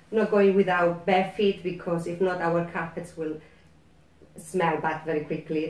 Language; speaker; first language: English; non-native, fluent; Spanish